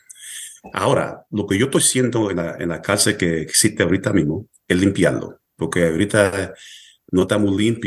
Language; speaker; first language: Spanish; early bilingual, heritage; Spanish